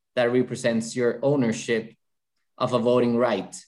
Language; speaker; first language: English; non-native, fluent; Spanish